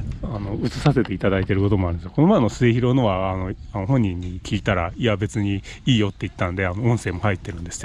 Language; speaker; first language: Japanese; native; Japanese